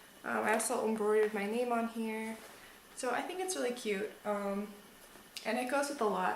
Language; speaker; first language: English; native; English